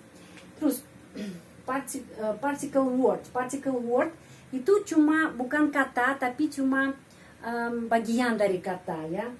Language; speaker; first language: Indonesian; non-native, fluent; Russian